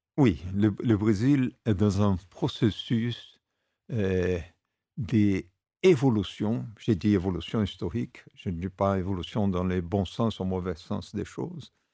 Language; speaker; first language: French; non-native, fluent; Portuguese